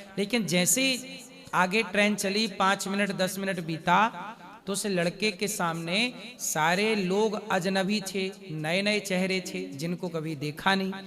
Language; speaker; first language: Hindi; native; Hindi